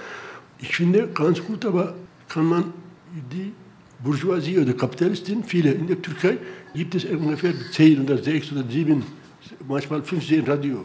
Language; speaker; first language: German; non-native, learner; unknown